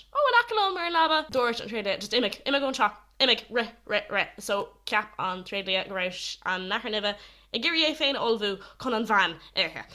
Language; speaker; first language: Irish; non-native, local second language; English